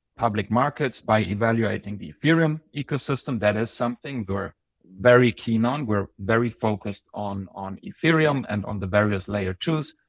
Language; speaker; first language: English; non-native, fluent; Bosnian